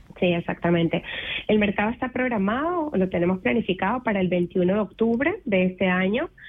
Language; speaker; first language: Spanish; native; Spanish